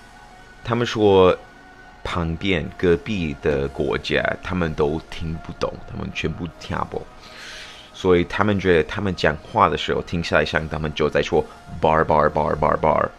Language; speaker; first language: Chinese; non-native, fluent; English